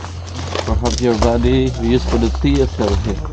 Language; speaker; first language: English; non-native, learner; Balinese